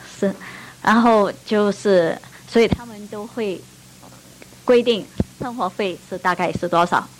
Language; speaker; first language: Chinese; non-native, local second language; Cantonese